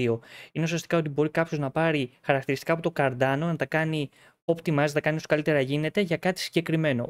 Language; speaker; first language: Greek; native; Greek